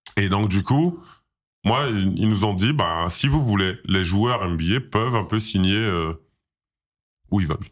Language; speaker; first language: French; native; French